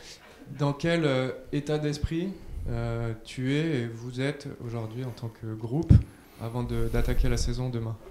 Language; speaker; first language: French; native; French